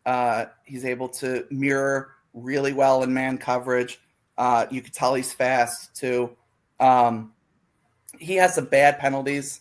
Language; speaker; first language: English; native; English